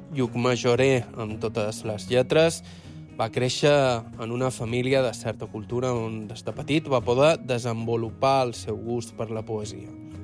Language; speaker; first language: Catalan; native; Catalan